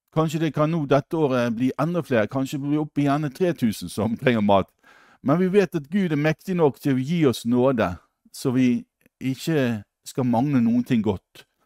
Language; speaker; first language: Norwegian; native; Norwegian